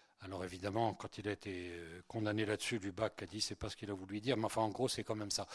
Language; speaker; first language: French; early bilingual, other home language; Spanish